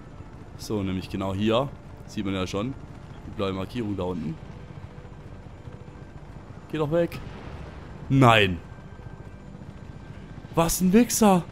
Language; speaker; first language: German; native; German